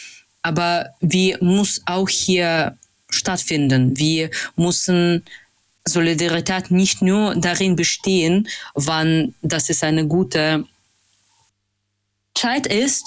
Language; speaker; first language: German; non-native, fluent; Russian